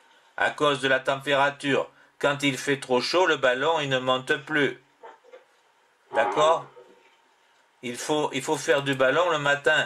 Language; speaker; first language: French; native; French